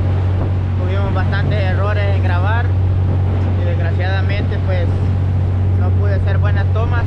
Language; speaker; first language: Spanish; native; Spanish